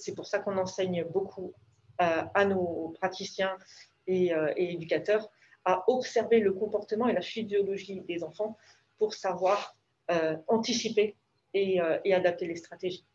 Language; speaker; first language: French; native; French